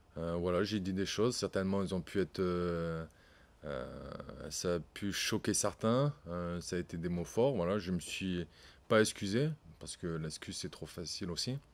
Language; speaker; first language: French; native; French